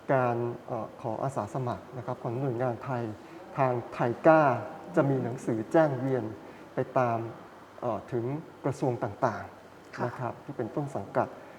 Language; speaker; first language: Thai; native; Thai